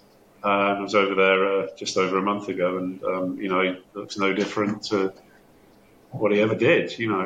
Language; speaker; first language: English; native; English